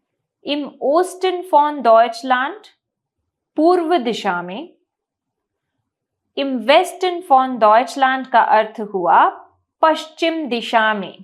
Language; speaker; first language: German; non-native, fluent; Hindi